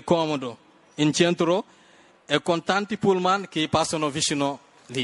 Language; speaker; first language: Italian; non-native, learner; Wolof